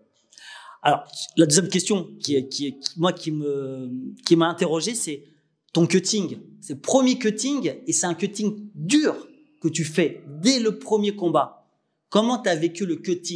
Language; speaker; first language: French; native; French